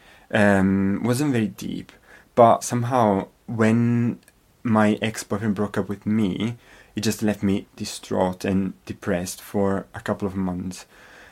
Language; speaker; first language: English; non-native, fluent; Italian